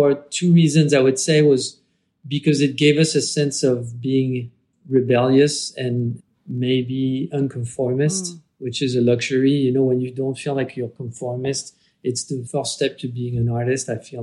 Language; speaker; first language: English; non-native, fluent; French